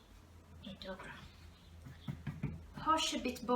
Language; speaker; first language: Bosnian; non-native, learner; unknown